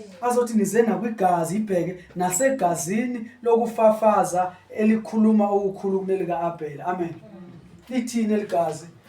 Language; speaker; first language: Zulu; non-native, local second language; Xhosa